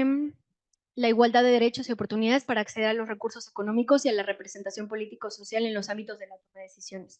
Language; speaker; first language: Spanish; native; Spanish